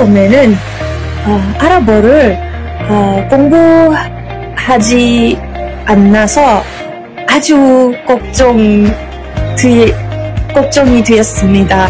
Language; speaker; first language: Korean; non-native, learner; French